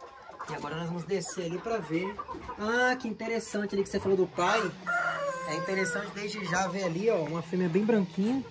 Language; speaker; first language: Portuguese; native; Portuguese